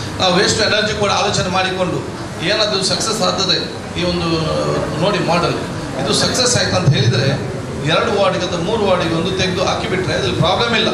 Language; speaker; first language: Kannada; non-native, local second language; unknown